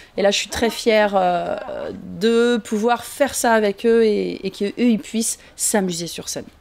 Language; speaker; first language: French; native; French